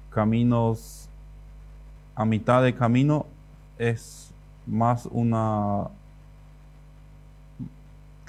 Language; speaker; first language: Spanish; native; Spanish